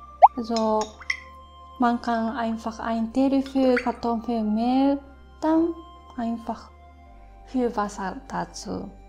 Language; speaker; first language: German; non-native, fluent; Japanese